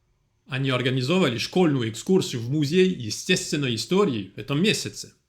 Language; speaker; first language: Russian; non-native, fluent; French